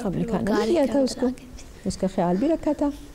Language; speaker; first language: Urdu; native; Urdu